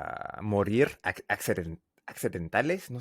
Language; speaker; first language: Spanish; non-native, learner; English